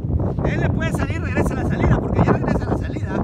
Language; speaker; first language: Spanish; native; Spanish